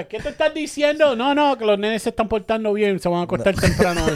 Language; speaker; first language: Spanish; early bilingual, other home language; English